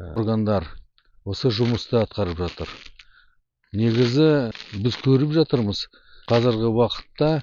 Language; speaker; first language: Kazakh; non-native, local second language; Russian